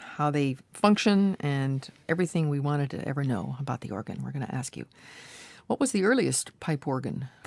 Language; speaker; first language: English; native; English